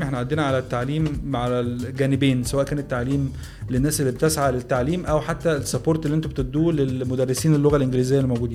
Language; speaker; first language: Arabic; native; Arabic